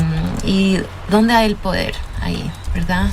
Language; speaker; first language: Spanish; early bilingual, heritage; Spanish